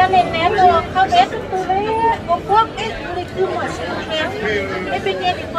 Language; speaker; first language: French; non-native, learner; Thai